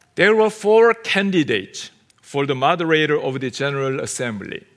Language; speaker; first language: English; non-native, fluent; Korean